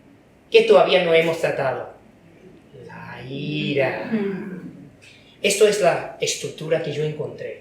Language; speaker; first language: Spanish; non-native, fluent; Chinese